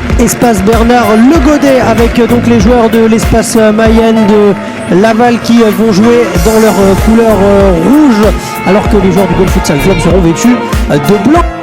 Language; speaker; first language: French; native; French